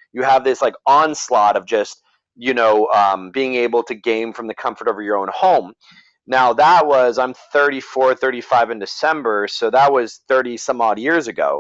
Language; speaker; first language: English; native; English